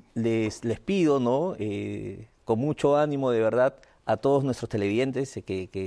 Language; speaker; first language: Spanish; native; Spanish